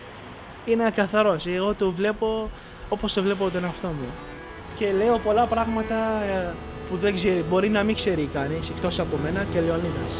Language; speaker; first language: Greek; non-native, learner; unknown